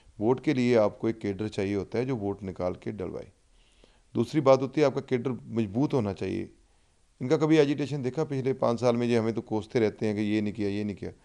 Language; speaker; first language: Hindi; non-native, local second language; Punjabi